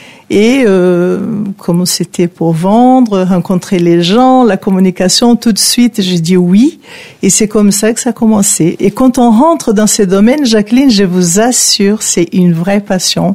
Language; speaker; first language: French; non-native, fluent; Portuguese